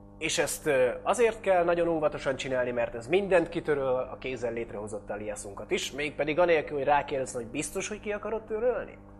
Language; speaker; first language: Hungarian; native; Hungarian